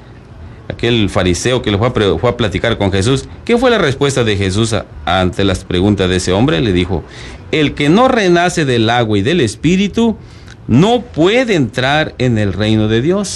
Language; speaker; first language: Spanish; native; Spanish